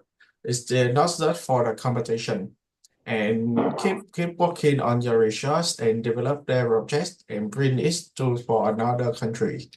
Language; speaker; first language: English; non-native, learner; Indonesian